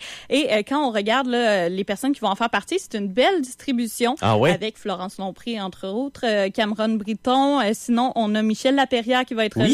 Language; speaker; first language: French; native; French